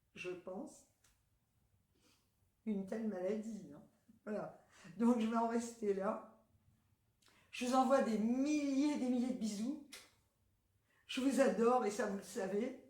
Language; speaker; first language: French; native; French